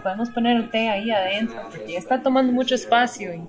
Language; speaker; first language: Spanish; non-native, fluent; English